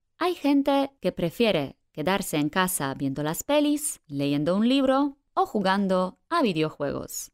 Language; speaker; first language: Spanish; non-native, fluent; Polish